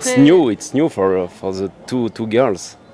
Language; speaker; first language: English; non-native, learner; French